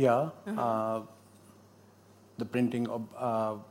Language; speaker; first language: English; non-native, local second language; Bangla